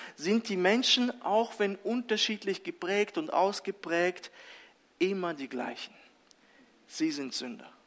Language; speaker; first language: German; early bilingual, other home language; Russian